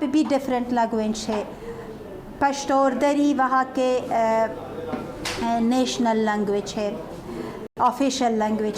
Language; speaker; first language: Hindi; non-native, fluent; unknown